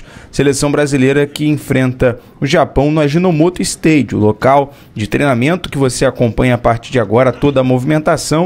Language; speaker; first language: Portuguese; native; Portuguese